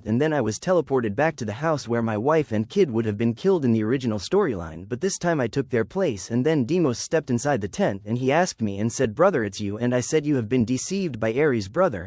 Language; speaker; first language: English; native; English